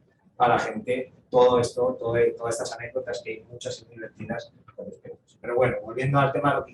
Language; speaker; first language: Spanish; native; Spanish